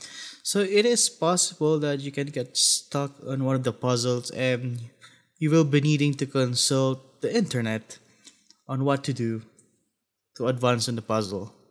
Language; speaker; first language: English; non-native, fluent; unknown